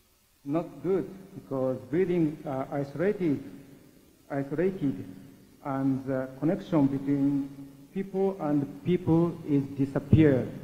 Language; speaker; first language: English; non-native, learner; Japanese